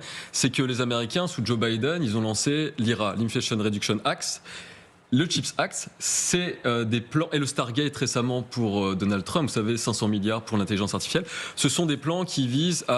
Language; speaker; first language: French; native; French